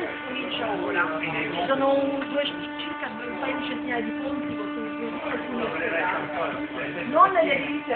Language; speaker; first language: Italian; native; Italian